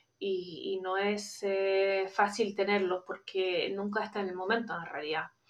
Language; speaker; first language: Spanish; non-native, fluent; German